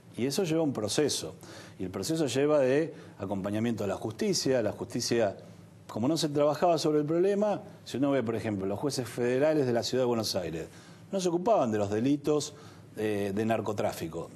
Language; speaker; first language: Spanish; native; Spanish